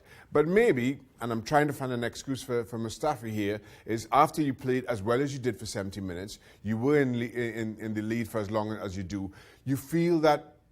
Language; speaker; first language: English; native; English